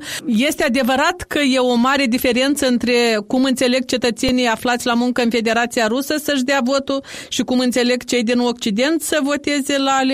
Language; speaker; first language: Romanian; native; Romanian